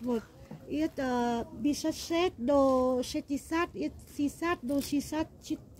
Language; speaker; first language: Russian; non-native, learner; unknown